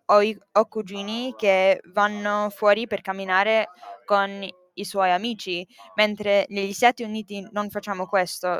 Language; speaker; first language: Italian; non-native, fluent; English